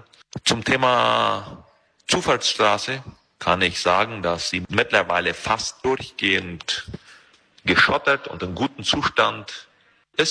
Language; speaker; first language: German; early bilingual, heritage; German